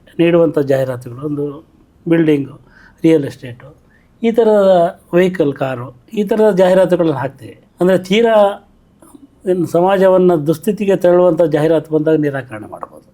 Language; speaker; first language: Kannada; native; Kannada